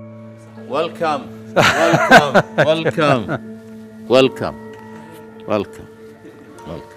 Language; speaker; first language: English; non-native, fluent; Arabic